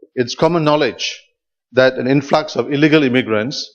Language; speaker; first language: English; non-native, local second language; Malay